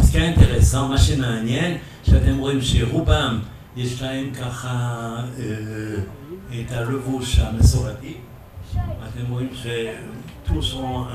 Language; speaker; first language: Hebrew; non-native, fluent; French